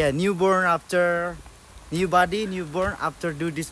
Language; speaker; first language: English; non-native, learner; Indonesian